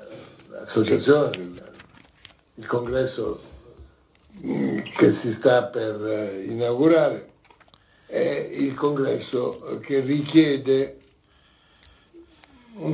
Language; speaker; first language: Italian; native; Italian